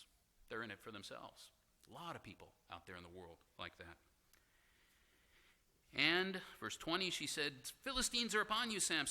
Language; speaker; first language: English; native; English